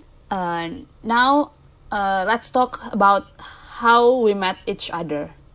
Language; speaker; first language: English; early bilingual, other home language; Indonesian